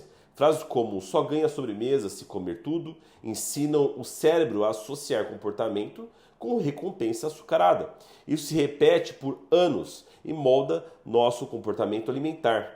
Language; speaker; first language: Portuguese; native; Portuguese